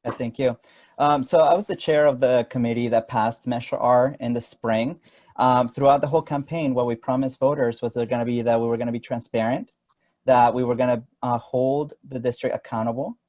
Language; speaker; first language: English; non-native, fluent; Spanish